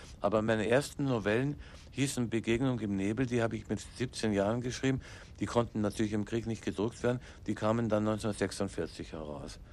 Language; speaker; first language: German; non-native, local second language; English